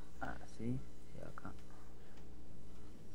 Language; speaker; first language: Spanish; native; Spanish